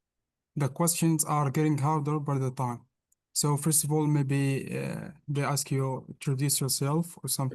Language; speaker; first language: English; non-native, learner; Arabic